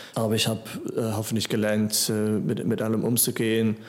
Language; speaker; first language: German; non-native, fluent; English